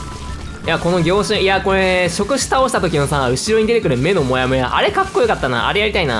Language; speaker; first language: Japanese; native; Japanese